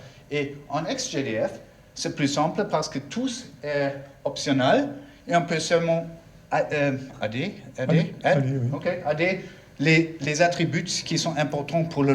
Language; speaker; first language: French; non-native, learner; German